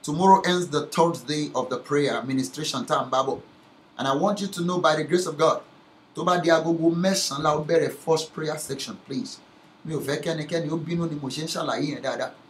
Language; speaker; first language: English; non-native, local second language; Yoruba